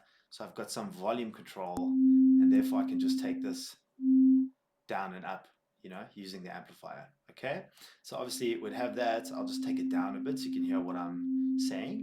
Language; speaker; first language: English; native; English